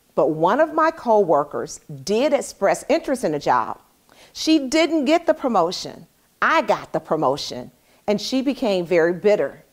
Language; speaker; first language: English; native; English